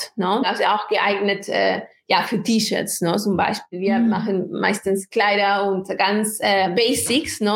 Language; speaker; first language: German; non-native, fluent; Spanish